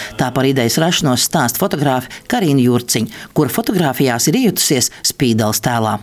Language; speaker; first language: Latvian; native; Latvian